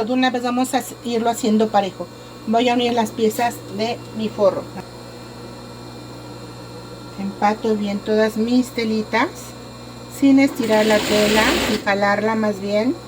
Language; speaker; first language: Spanish; native; Spanish